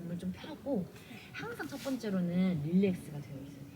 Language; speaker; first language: Korean; native; Korean